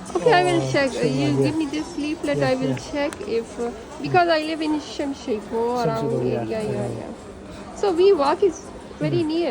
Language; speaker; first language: English; non-native, learner; Urdu